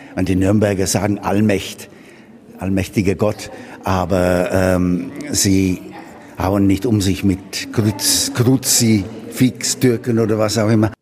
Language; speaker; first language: German; non-native, fluent; English